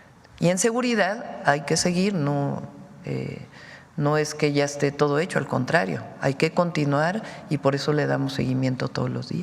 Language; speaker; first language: Spanish; native; Spanish